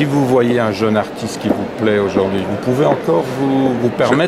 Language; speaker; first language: French; native; French